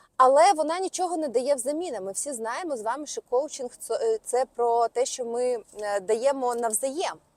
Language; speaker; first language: Ukrainian; non-native, local second language; Russian